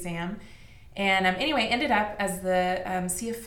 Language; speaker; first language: English; native; English